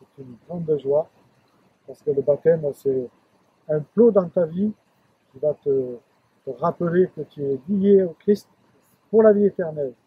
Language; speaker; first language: French; native; French